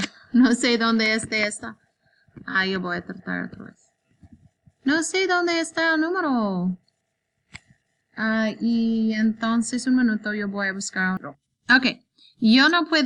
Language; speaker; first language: Spanish; non-native, learner; English